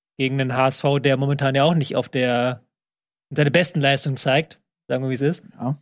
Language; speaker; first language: German; native; German